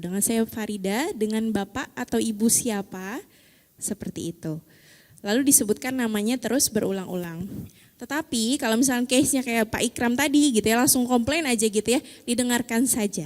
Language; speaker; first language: Indonesian; native; Indonesian